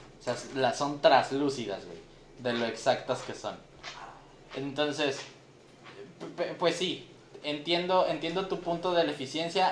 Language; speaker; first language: Spanish; native; Spanish